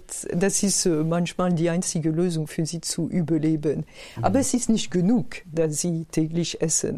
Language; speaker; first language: German; non-native, fluent; French